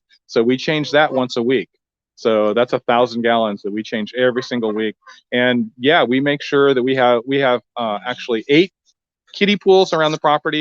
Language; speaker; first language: English; native; English